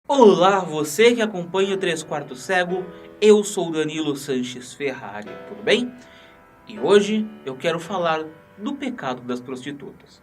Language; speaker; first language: Portuguese; native; Portuguese